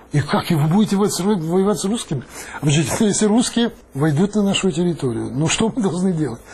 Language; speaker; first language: Russian; non-native, local second language; Ukrainian